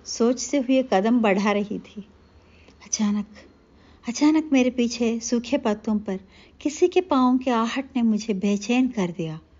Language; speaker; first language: Hindi; non-native, local second language; Telugu